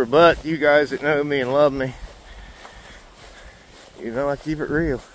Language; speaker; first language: English; native; English